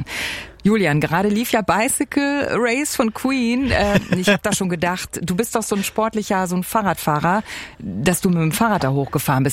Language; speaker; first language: German; native; German